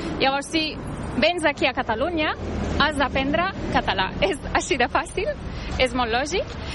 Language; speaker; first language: Catalan; non-native, fluent; Turkish